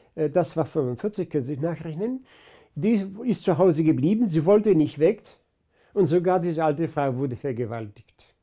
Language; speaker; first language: German; early bilingual, other home language; Polish